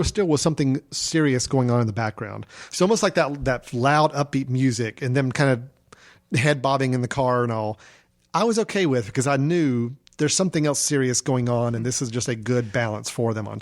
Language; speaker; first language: English; native; English